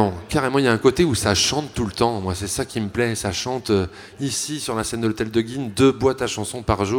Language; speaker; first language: French; native; French